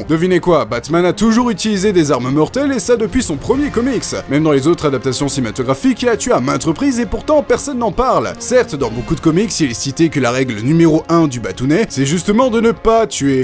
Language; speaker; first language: French; native; French